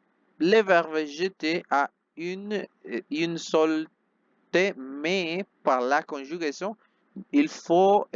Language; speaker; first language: French; non-native, fluent; Spanish